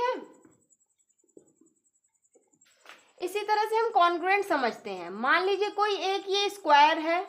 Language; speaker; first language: Hindi; native; Hindi